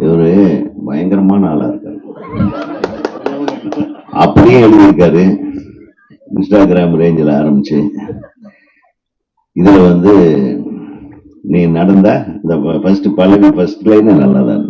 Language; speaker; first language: Tamil; native; Tamil